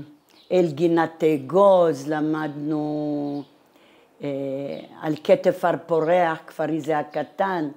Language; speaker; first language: Hebrew; non-native, fluent; Italian